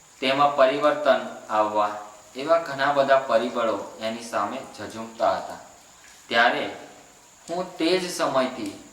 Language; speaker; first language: Gujarati; non-native, local second language; Rathawi